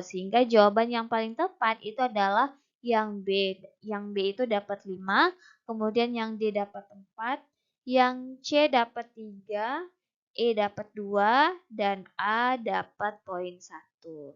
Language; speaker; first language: Indonesian; native; Indonesian